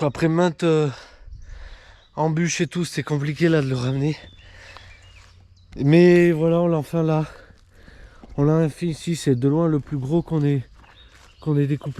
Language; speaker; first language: French; native; French